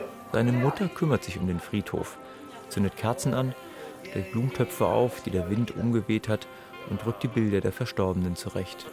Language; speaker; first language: German; native; German